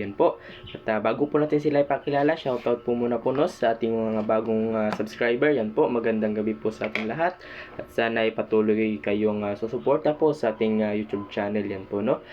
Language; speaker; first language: Filipino; non-native, local second language; Cebuano